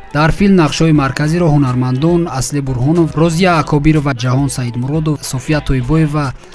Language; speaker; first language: Tajik; native; Tajik